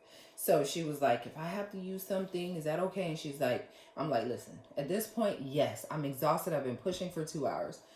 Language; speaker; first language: English; native; English